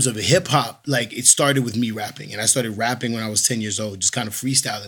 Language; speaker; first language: English; native; English